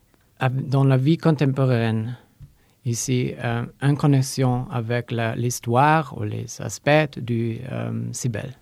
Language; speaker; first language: French; non-native, learner; Polish